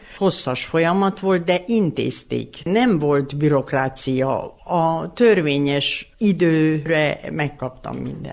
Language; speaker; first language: Hungarian; native; Hungarian